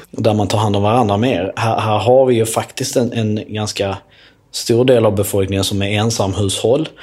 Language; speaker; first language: Swedish; early bilingual, other home language; Albanian